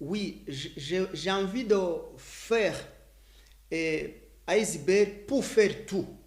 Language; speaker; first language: French; non-native, learner; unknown